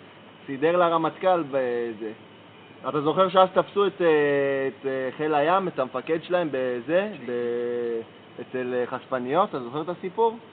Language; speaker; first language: Hebrew; native; Hebrew